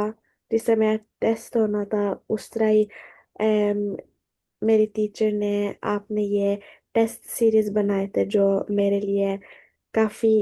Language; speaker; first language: Hindi; early bilingual, heritage; Hindi